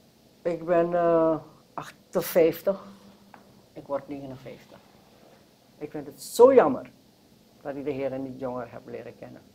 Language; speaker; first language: Dutch; non-native, local second language; Sranan Tongo